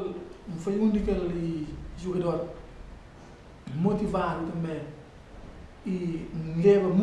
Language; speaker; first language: Portuguese; non-native, learner; Kabuverdianu